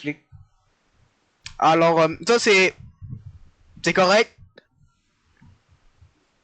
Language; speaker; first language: French; native; French